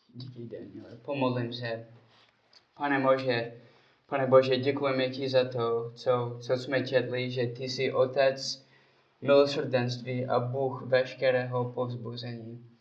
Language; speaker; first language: Czech; non-native, learner; English